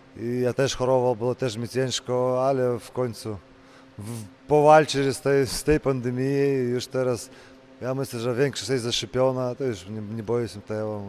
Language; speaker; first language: Polish; non-native, learner; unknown